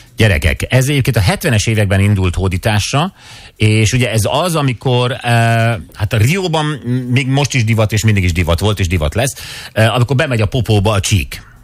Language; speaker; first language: Hungarian; native; Hungarian